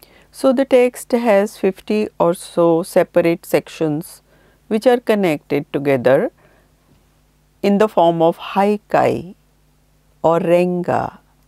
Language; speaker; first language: English; non-native, local second language; Hindi